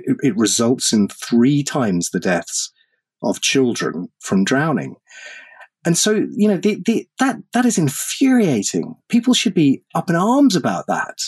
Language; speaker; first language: English; native; English